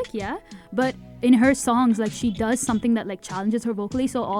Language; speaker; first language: English; non-native, local second language; Tamil